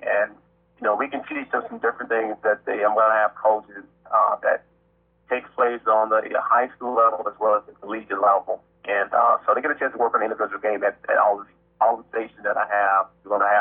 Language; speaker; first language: English; native; English